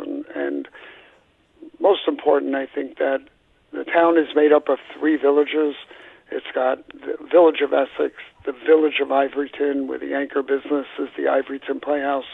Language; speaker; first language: English; native; English